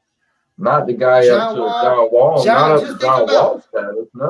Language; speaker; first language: English; native; English